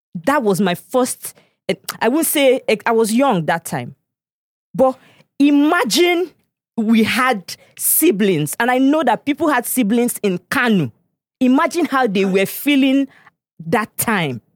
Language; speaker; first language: English; non-native, local second language; Igbo